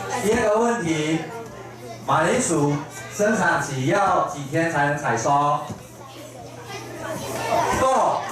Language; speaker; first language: Chinese; native; Chinese